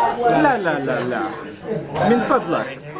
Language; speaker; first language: Arabic; non-native, learner; English